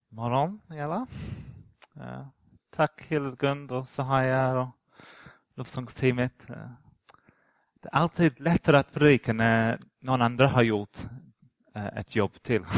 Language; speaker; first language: Swedish; non-native, fluent; English